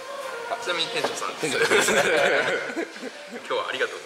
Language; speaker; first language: Japanese; native; Japanese